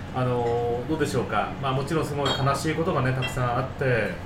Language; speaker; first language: Japanese; native; Japanese